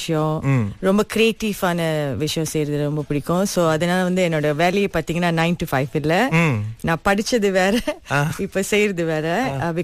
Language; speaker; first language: Tamil; early bilingual, heritage; Tamil